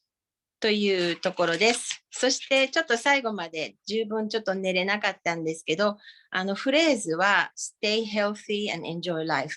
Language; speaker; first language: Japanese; non-native, fluent; Finnish